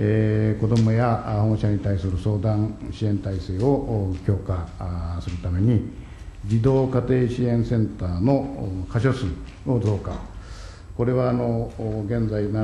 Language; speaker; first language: Japanese; native; Japanese